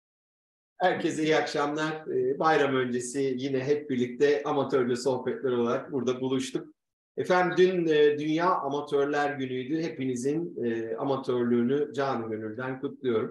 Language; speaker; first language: Turkish; native; Turkish